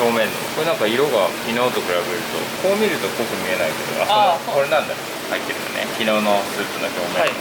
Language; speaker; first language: Japanese; native; Japanese